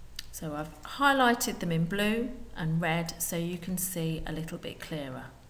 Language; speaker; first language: English; native; English